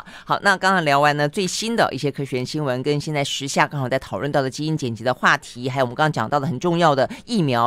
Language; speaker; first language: Chinese; native; Chinese